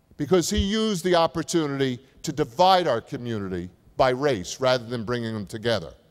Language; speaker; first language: English; native; English